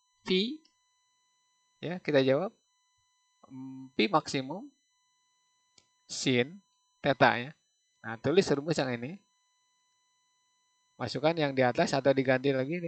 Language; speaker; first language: Indonesian; native; Indonesian